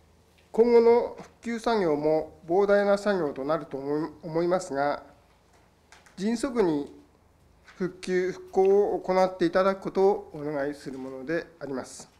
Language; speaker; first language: Japanese; native; Japanese